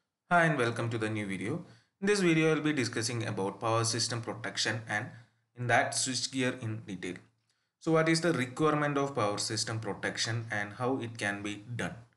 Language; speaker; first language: English; non-native, local second language; Malayalam